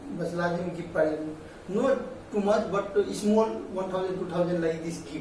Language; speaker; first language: English; non-native, learner; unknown